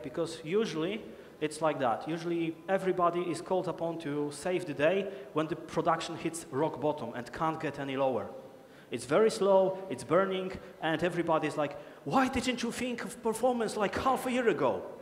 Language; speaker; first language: English; non-native, fluent; Polish